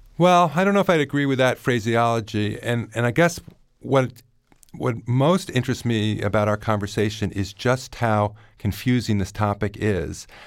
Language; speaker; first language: English; native; English